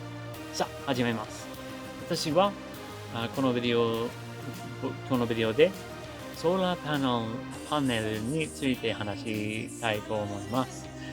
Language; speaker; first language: Japanese; non-native, learner; English